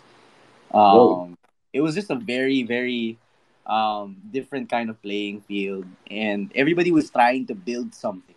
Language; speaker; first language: English; non-native, local second language; Filipino